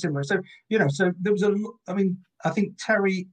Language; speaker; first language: English; native; English